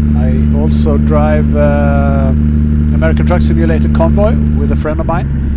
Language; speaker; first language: English; non-native, fluent; Swedish